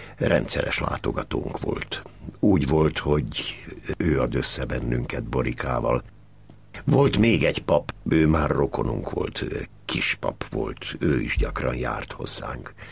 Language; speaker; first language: Hungarian; native; Hungarian